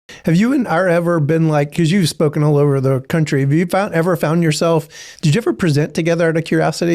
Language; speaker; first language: English; native; English